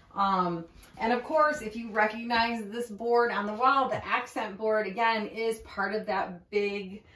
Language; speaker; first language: English; native; English